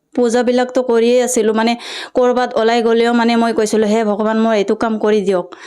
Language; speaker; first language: Assamese; non-native, local second language; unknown